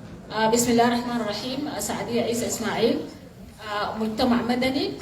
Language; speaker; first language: Arabic; native; Arabic